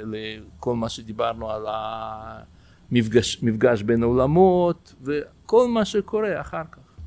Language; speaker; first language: Hebrew; non-native, fluent; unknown